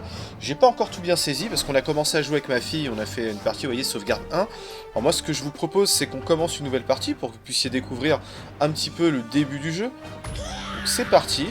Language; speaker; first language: French; native; French